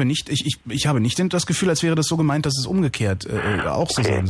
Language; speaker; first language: German; native; German